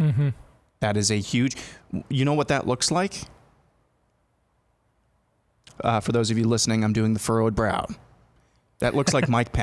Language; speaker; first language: English; native; English